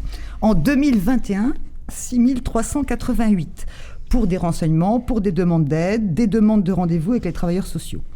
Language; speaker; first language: French; native; French